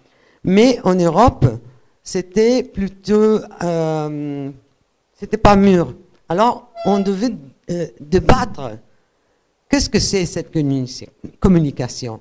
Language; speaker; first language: French; non-native, fluent; Italian